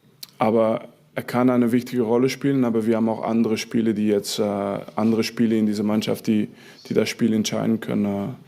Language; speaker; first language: German; non-native, fluent; French